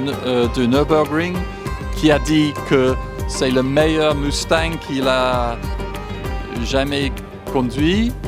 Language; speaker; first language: French; non-native, fluent; English